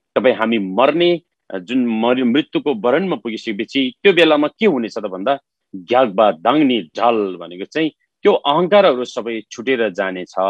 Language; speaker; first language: Nepali; non-native, local second language; Eastern Tamang